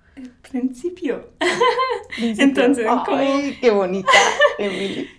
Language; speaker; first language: Spanish; native; Spanish